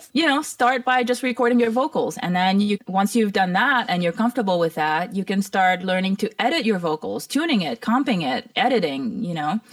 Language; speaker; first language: English; early bilingual, other home language; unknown